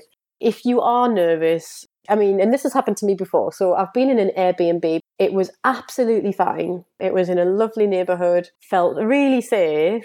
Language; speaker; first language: English; native; English